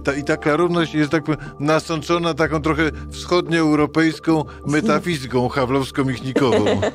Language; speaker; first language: Polish; native; Polish